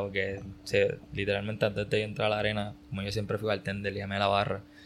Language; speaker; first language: Spanish; native; Spanish